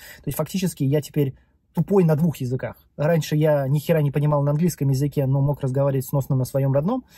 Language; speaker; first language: Russian; native; Russian